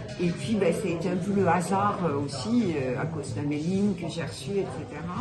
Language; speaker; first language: French; native; French